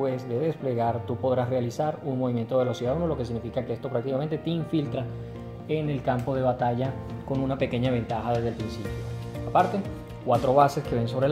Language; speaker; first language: Spanish; native; Spanish